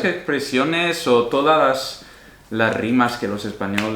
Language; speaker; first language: Spanish; non-native, fluent; Italian